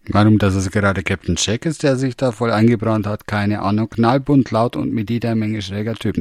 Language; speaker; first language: German; native; German